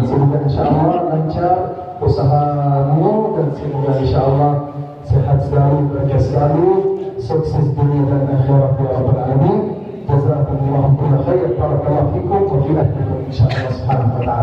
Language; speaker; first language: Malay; non-native, fluent; Arabic